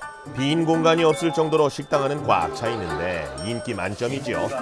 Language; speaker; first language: Korean; native; Korean